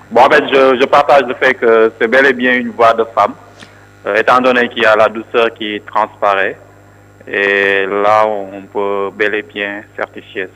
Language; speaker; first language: French; non-native, local second language; Wolof